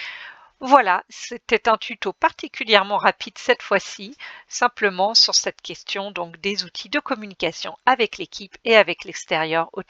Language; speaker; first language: French; native; French